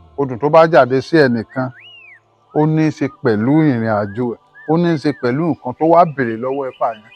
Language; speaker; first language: Yoruba; native; Yoruba